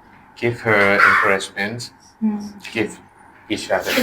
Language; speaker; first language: English; non-native, learner; Thai